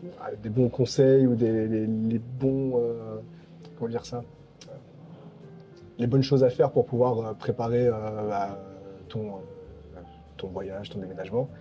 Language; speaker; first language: French; native; French